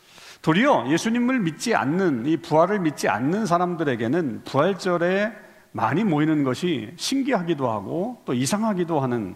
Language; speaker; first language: Korean; native; Korean